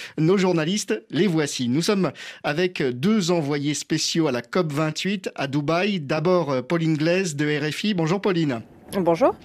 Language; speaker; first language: French; native; French